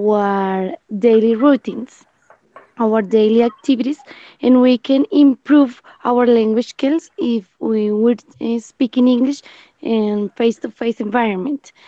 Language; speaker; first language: English; non-native, learner; Spanish